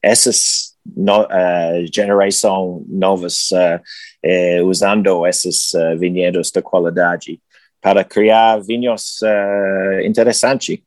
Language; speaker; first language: Portuguese; non-native, learner; English